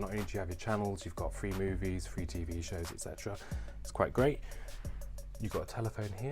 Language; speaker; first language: English; native; English